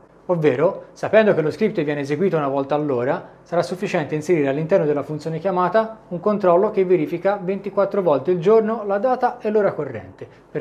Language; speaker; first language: Italian; native; Italian